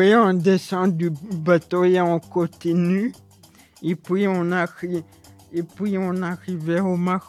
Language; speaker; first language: French; early bilingual, other home language; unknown